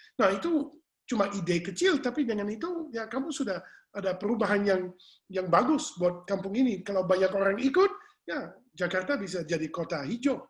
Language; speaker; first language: Indonesian; non-native, fluent; English